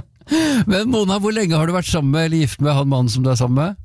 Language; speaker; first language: Norwegian; native; Norwegian